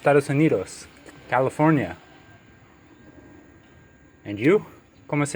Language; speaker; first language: Spanish; non-native, learner; English